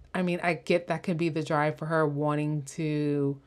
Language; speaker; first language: English; native; English